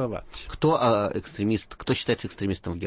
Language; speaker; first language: Russian; native; Russian